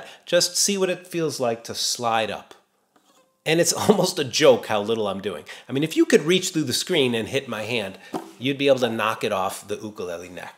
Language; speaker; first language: English; native; English